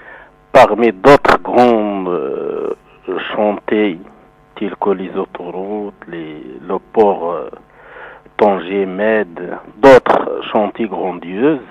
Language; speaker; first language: French; non-native, local second language; Arabic